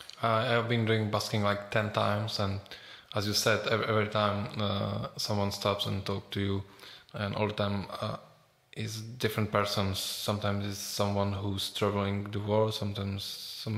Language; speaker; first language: English; non-native, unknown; Czech